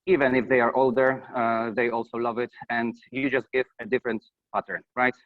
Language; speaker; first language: English; non-native, fluent; Polish